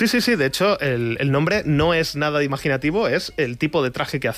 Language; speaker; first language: Spanish; native; Spanish